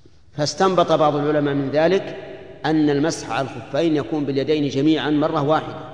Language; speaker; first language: Arabic; native; Arabic